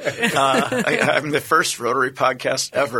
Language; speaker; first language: English; native; English